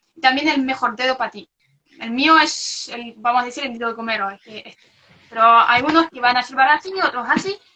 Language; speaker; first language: Spanish; non-native, fluent; French